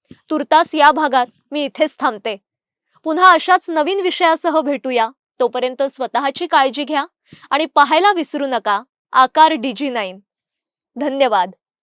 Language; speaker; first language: Marathi; native; Marathi